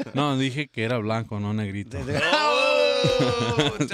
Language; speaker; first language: Spanish; early bilingual, heritage; Spanish